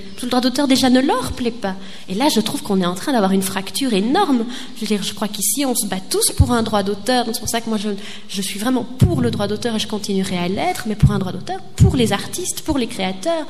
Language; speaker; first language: French; native; French